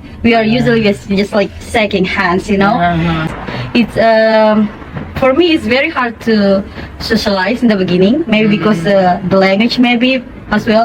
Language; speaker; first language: English; non-native, fluent; Indonesian